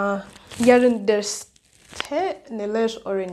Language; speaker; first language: Turkish; non-native, fluent; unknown